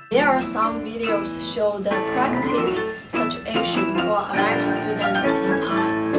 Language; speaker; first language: English; non-native, learner; Chinese